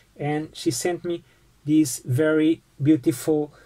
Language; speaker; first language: English; non-native, fluent; Portuguese